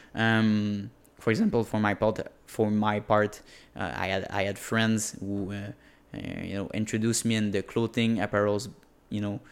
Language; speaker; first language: English; non-native, fluent; French